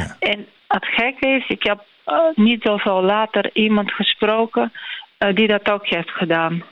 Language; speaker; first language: Dutch; non-native, fluent; Bulgarian